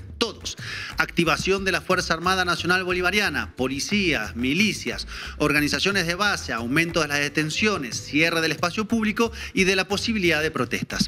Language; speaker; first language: Spanish; native; Spanish